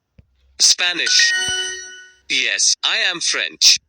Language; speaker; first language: English; non-native, learner; Hindi